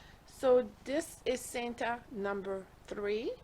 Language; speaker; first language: English; native; English